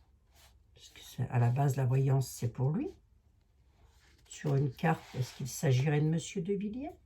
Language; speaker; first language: French; native; French